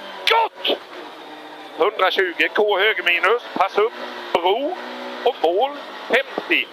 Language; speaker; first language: Swedish; native; Swedish